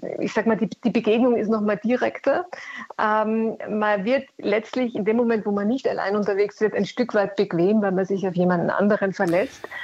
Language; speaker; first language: German; native; German